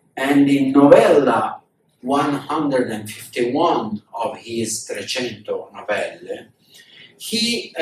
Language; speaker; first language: English; non-native, fluent; Italian